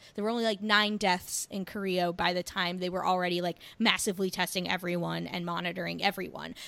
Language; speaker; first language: English; native; English